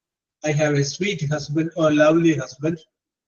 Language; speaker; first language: English; non-native, local second language; Malayalam